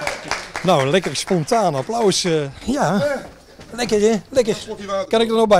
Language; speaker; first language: Dutch; native; Dutch